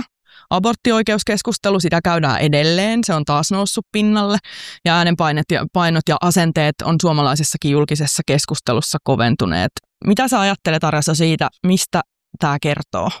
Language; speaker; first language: Finnish; native; Finnish